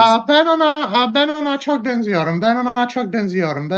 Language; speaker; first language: Turkish; non-native, learner; Russian